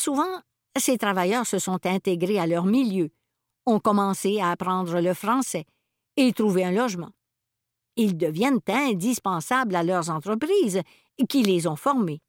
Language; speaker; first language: French; native; French